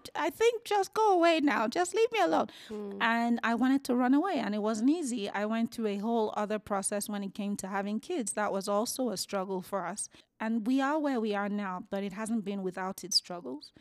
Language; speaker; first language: English; non-native, local second language; Yoruba